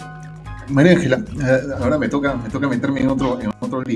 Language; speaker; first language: Spanish; native; Spanish